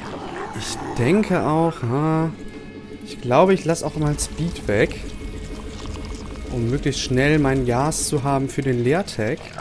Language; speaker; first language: German; native; German